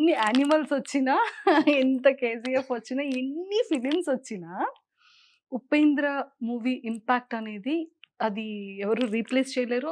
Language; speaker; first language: Telugu; native; Telugu